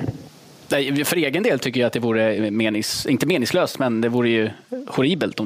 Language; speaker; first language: Swedish; native; Swedish